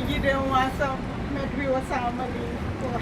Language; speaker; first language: Dutch; non-native, local second language; Sranan Tongo